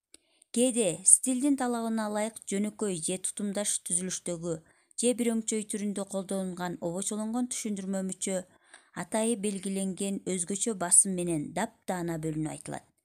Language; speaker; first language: Kyrgyz; native; Kyrgyz